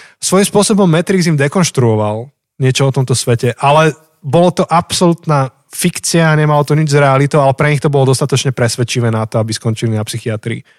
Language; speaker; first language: Slovak; native; Slovak